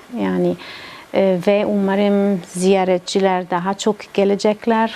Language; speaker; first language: Turkish; non-native, learner; Italian